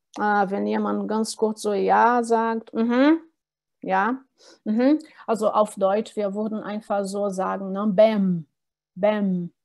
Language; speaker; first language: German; non-native, fluent; Portuguese